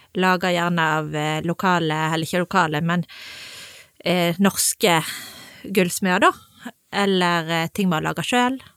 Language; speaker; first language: Norwegian; native; Norwegian